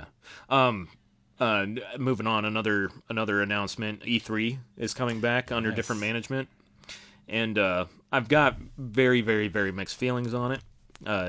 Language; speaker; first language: English; native; English